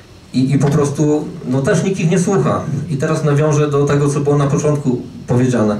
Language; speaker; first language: Polish; native; Polish